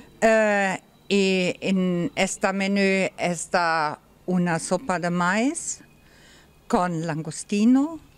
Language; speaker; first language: Spanish; non-native, learner; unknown